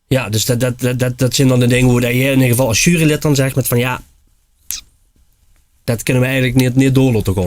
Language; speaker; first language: Dutch; native; Dutch